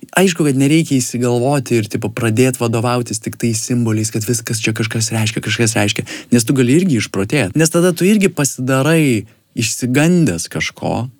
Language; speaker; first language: Lithuanian; native; Lithuanian